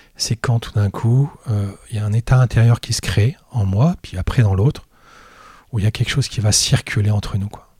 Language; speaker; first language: French; native; French